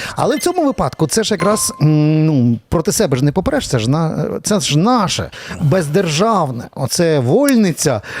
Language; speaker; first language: Ukrainian; native; Ukrainian